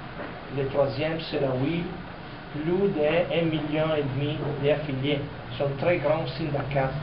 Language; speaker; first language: French; non-native, fluent; Italian